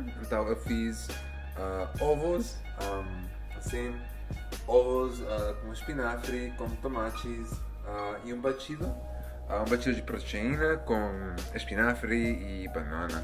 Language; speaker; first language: Portuguese; non-native, learner; Spanish